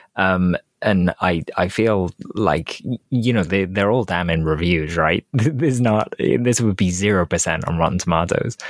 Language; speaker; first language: English; native; English